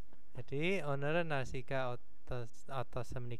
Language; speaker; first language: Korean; non-native, fluent; Indonesian